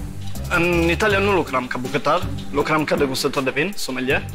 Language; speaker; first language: Romanian; early bilingual, heritage; Romanian